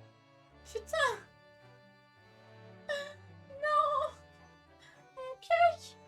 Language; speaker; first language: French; native; French